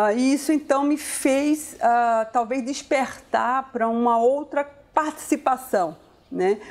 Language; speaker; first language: Portuguese; native; Portuguese